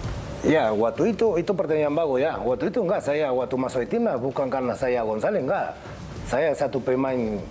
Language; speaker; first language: Indonesian; non-native, fluent; Spanish